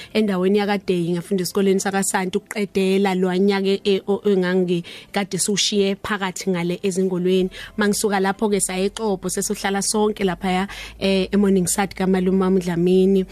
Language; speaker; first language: Zulu; native; Zulu